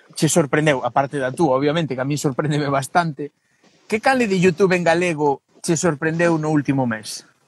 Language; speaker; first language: Galician; native; Galician